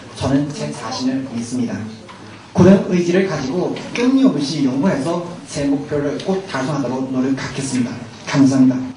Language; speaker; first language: Korean; non-native, learner; Chinese